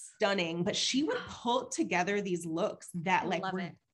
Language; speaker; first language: English; early bilingual, other home language; Spanish